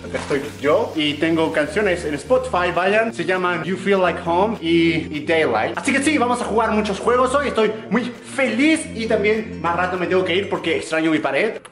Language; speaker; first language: Spanish; non-native, learner; English